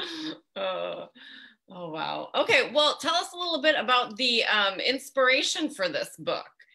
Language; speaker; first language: English; native; English